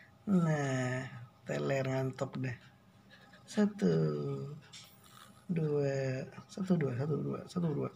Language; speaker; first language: Indonesian; non-native, local second language; Banjar